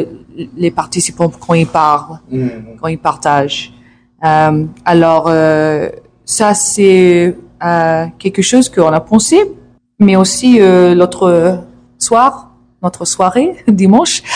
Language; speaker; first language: French; non-native, learner; English